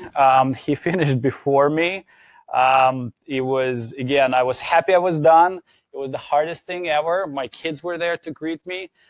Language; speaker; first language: English; non-native, fluent; Ukrainian